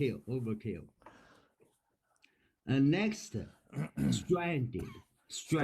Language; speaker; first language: English; non-native, learner; Chinese